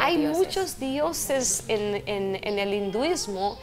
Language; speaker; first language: Spanish; non-native, fluent; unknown